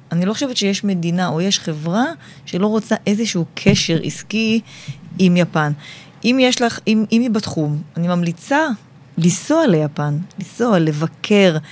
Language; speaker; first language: Hebrew; native; Hebrew